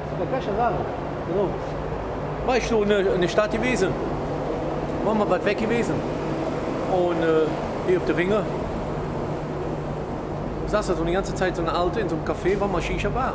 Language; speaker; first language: German; native; German